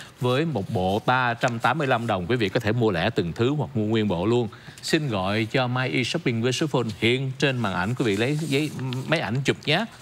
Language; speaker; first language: Vietnamese; native; Vietnamese